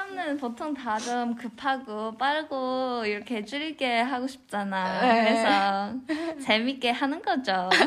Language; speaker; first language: Korean; non-native, fluent; Cantonese